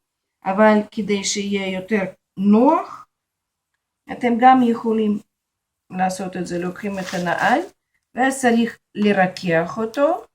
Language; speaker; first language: Hebrew; non-native, fluent; Russian